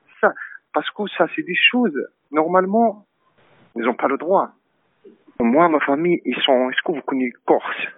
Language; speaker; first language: French; non-native, learner; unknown